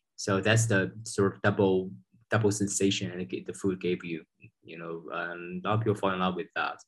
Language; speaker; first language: English; non-native, fluent; Chinese